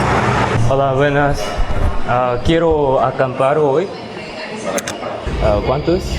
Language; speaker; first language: Spanish; non-native, learner; Korean